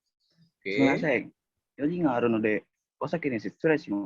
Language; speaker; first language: Japanese; non-native, learner; Indonesian